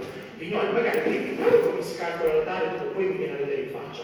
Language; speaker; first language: Italian; native; Italian